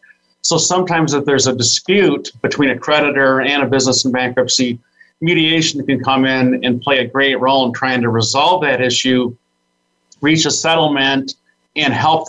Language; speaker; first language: English; native; English